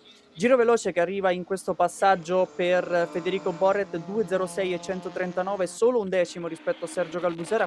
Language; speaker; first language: Italian; native; Italian